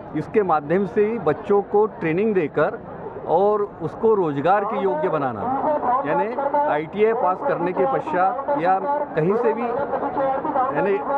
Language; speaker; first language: Hindi; native; Hindi